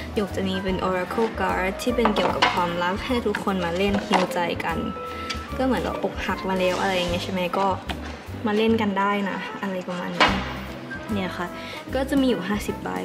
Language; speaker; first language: Thai; early bilingual, heritage; Thai